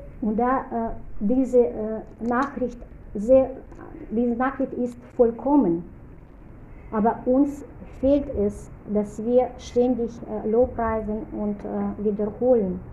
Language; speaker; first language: German; non-native, fluent; Russian